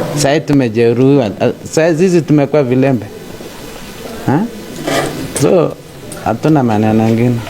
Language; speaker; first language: Swahili; non-native, local second language; Kalenjin